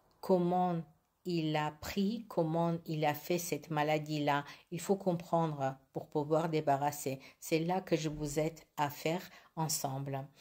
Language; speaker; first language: French; non-native, learner; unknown